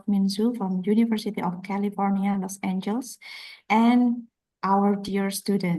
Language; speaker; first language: English; non-native, learner; Indonesian